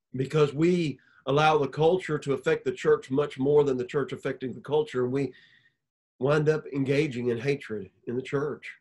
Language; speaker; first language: English; native; English